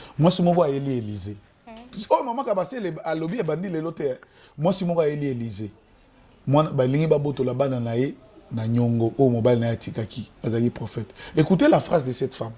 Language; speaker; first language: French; non-native, local second language; Lingala